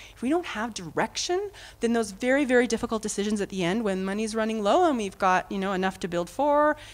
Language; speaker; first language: English; native; English